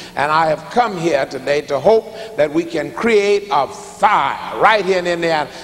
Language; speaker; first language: English; native; English